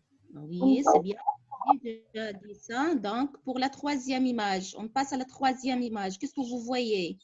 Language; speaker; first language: French; non-native, local second language; Arabic